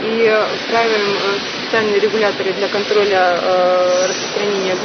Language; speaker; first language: Russian; native; Russian